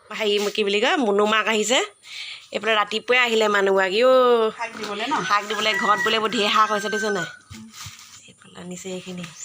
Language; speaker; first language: Assamese; native; Assamese